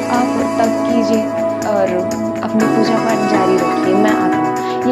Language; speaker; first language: Hindi; native; Hindi